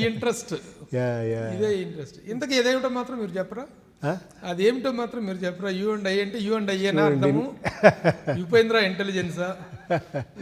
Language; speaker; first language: Telugu; native; Telugu